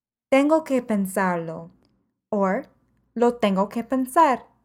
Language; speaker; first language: Spanish; non-native, fluent; English